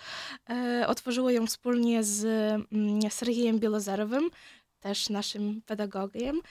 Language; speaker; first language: Polish; non-native, fluent; Ukrainian